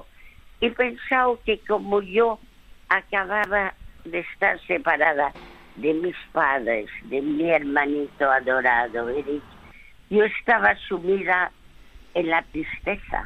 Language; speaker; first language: Spanish; early bilingual, other home language; French